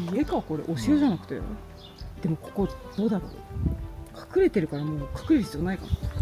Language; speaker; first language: Japanese; native; Japanese